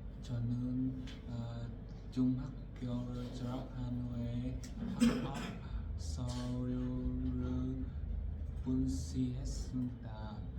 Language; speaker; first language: Korean; non-native, learner; Vietnamese